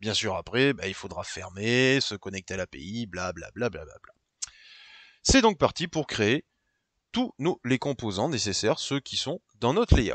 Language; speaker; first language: French; native; French